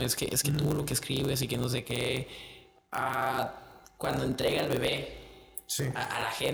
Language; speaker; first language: Spanish; native; Spanish